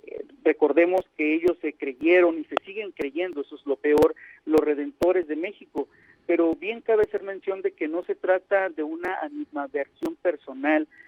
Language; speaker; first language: Spanish; native; Spanish